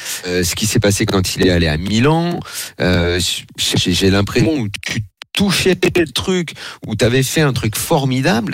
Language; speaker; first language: French; native; French